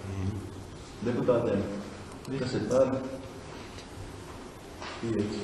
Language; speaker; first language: Latvian; native; Latvian